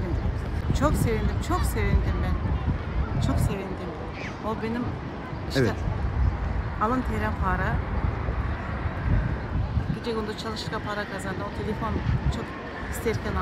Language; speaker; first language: Turkish; non-native, learner; Mongolian